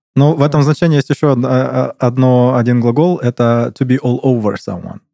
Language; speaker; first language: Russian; native; Russian